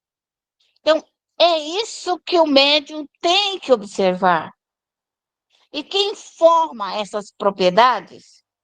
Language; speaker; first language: Portuguese; native; Portuguese